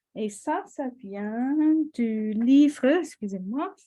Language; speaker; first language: French; non-native, fluent; English